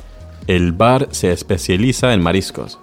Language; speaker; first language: Spanish; non-native, learner; English